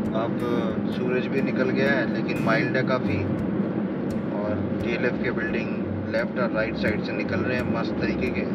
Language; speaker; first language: Hindi; native; Hindi